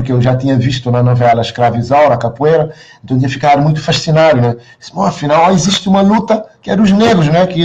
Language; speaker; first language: Portuguese; non-native, local second language; Kabuverdianu